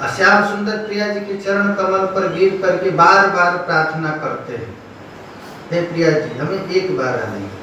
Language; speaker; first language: Hindi; non-native, local second language; Bangla